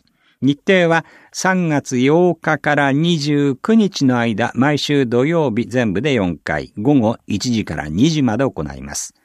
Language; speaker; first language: Japanese; native; Japanese